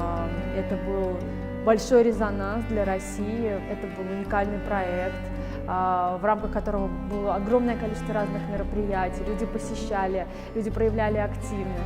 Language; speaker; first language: Russian; native; Russian